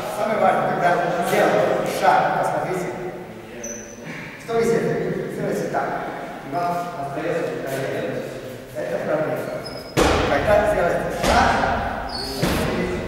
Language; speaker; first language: Russian; non-native, learner; Serbian